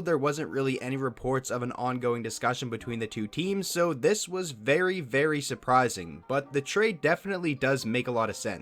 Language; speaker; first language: English; native; English